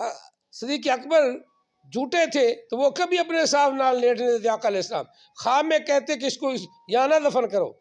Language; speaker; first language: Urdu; non-native, local second language; Punjabi